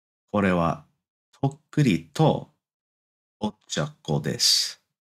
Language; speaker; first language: Japanese; non-native, learner; English